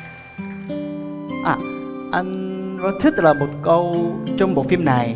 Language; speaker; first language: Vietnamese; non-native, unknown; Korean